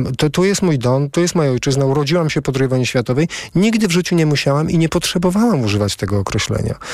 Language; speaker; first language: Polish; native; Polish